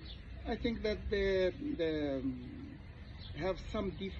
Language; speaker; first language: English; non-native, learner; Portuguese